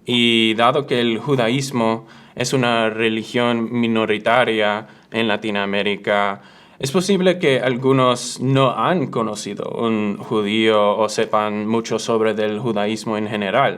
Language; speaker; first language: Spanish; early bilingual, other home language; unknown